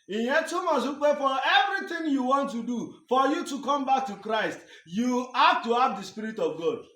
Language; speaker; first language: English; non-native, local second language; Yoruba